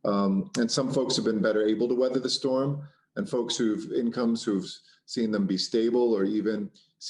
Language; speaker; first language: English; native; English